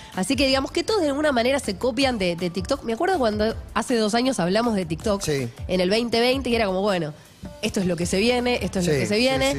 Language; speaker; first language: Spanish; native; Spanish